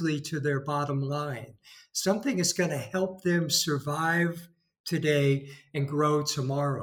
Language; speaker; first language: English; native; English